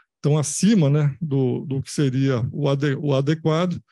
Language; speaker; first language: Portuguese; native; Portuguese